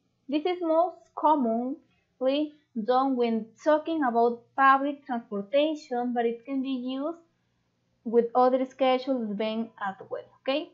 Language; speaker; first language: English; non-native, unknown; Spanish